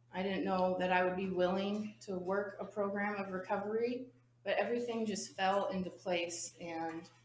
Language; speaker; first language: English; native; English